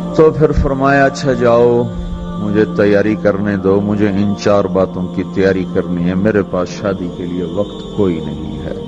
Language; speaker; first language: Urdu; non-native, local second language; Punjabi